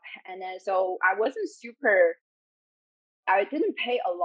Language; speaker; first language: English; non-native, fluent; Chinese